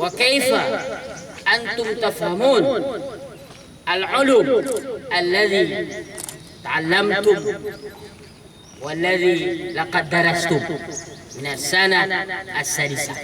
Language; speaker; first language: Arabic; non-native, fluent; Indonesian